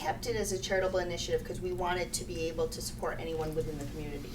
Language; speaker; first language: English; native; English